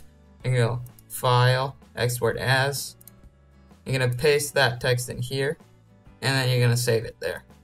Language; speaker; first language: English; native; English